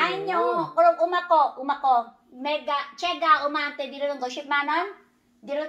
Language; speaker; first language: Korean; non-native, learner; Filipino